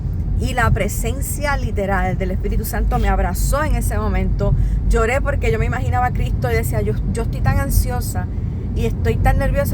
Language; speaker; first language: Spanish; native; Spanish